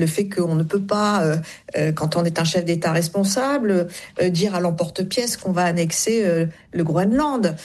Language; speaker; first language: French; native; French